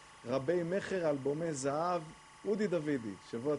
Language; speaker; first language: Hebrew; native; Hebrew